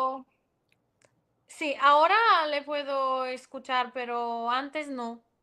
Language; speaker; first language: Spanish; non-native, fluent; Greek